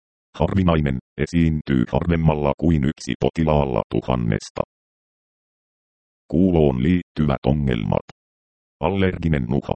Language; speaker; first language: Finnish; native; Finnish